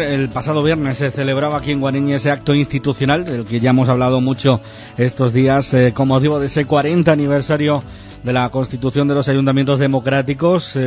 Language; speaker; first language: Spanish; native; Spanish